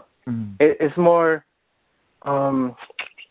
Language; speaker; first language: English; non-native, fluent; Spanish